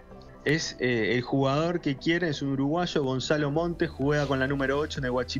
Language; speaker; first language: Spanish; native; Spanish